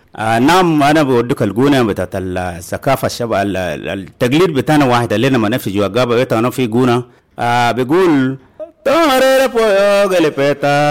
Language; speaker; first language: Arabic; non-native, local second language; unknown